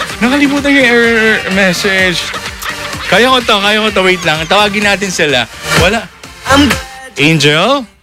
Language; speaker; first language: Filipino; non-native, local second language; Iloko